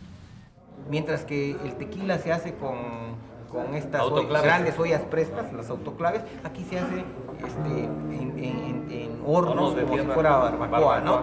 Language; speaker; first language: Spanish; native; Spanish